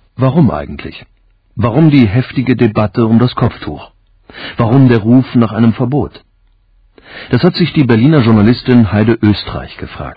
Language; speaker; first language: German; native; German